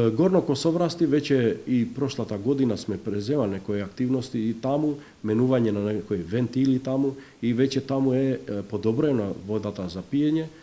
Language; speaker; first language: Macedonian; non-native, local second language; Albanian